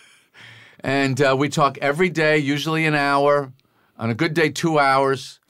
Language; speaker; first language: English; native; English